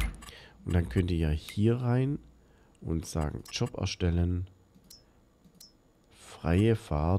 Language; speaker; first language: German; native; German